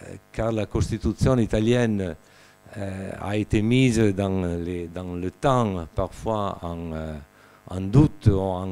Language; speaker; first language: French; non-native, fluent; Italian